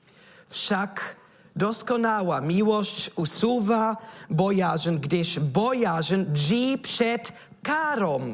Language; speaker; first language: Polish; non-native, learner; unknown